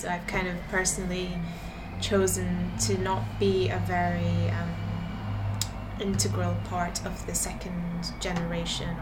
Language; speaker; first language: English; native; English